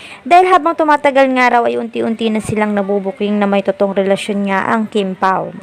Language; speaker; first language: Filipino; native; Filipino